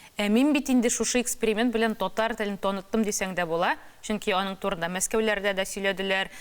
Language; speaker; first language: Tatar; native; Tatar